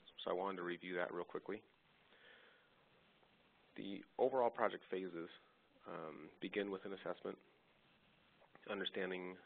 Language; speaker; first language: English; native; English